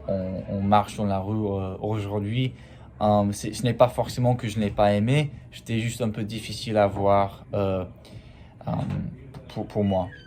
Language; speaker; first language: French; non-native, fluent; English